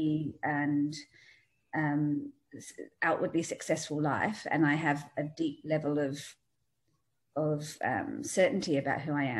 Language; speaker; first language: English; native; English